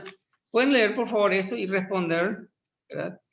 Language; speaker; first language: Spanish; native; Spanish